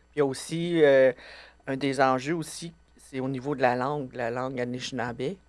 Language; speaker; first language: French; native; French